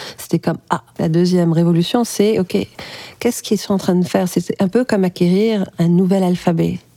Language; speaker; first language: French; early bilingual, other home language; Arabic